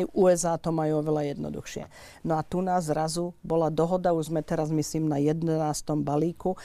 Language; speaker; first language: Slovak; native; Slovak